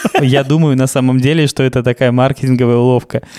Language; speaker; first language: Russian; native; Russian